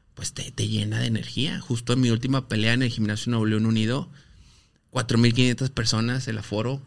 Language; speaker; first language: Spanish; native; Spanish